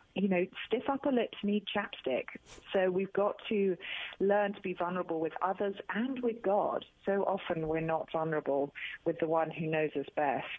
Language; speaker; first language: English; native; English